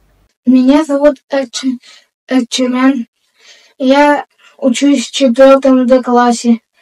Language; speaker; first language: Russian; non-native, local second language; Yakut